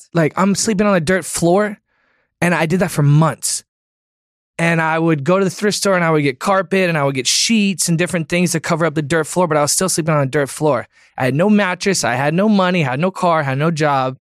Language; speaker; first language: English; native; English